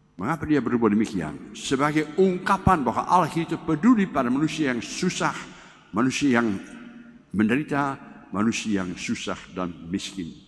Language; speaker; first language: Malay; non-native, fluent; Dutch